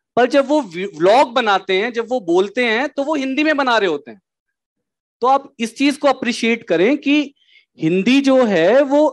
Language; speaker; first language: Hindi; native; Hindi